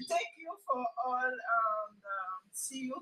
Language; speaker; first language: English; non-native, local second language; French